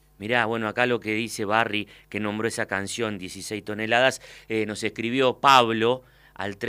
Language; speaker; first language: Spanish; native; Spanish